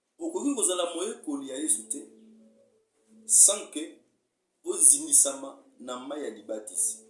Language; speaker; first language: Lingala; native; Lingala